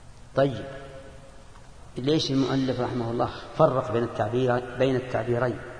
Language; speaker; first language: Arabic; native; Arabic